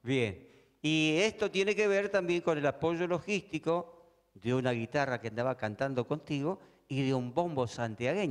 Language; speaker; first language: Spanish; native; Spanish